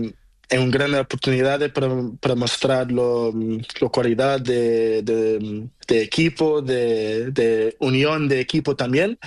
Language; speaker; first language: Spanish; non-native, learner; Portuguese